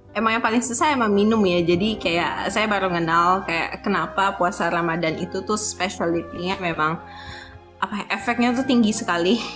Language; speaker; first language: Indonesian; native; Indonesian